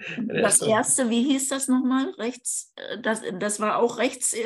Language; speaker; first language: German; native; German